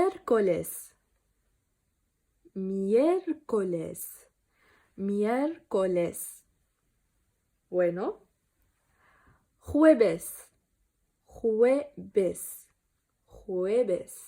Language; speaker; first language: Spanish; non-native, learner; Arabic